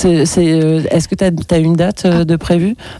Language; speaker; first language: French; native; French